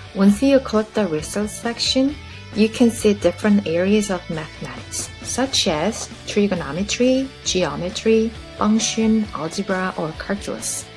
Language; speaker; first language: English; non-native, fluent; Korean